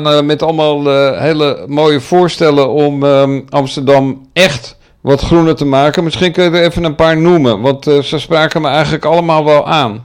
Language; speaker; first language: Dutch; native; Dutch